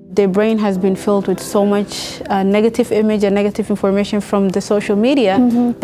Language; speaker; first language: English; non-native, fluent; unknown